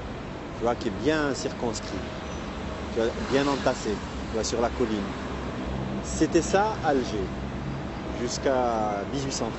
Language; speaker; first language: French; non-native, local second language; Arabic